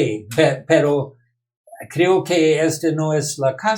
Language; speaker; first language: Spanish; non-native, learner; English